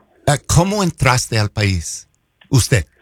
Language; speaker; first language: Spanish; non-native, fluent; English